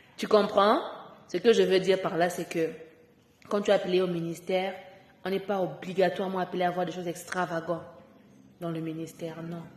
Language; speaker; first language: French; non-native, local second language; Lingala